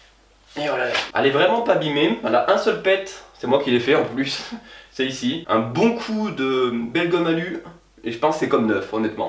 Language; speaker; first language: French; native; French